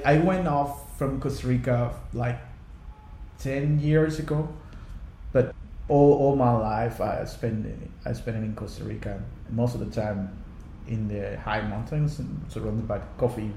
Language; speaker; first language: English; non-native, fluent; Spanish